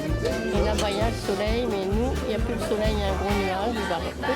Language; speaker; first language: French; native; French